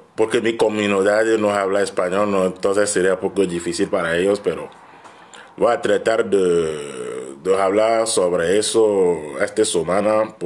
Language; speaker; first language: Spanish; non-native, fluent; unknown